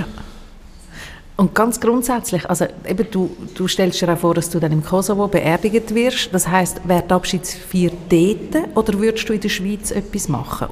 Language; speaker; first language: German; native; German